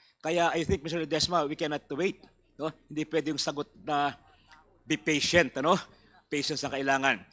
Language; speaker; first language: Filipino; native; Filipino